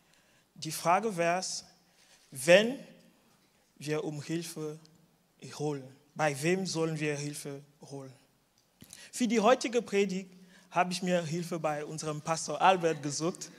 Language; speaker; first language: German; non-native, fluent; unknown